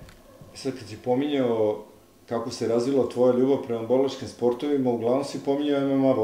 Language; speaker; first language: Serbian; native; Serbian